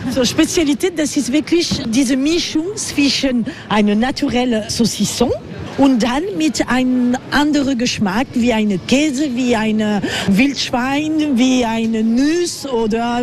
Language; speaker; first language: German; non-native, learner; French